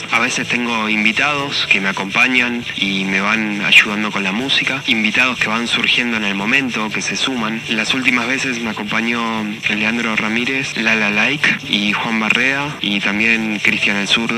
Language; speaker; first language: Spanish; native; Spanish